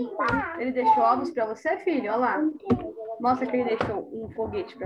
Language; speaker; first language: Portuguese; native; Portuguese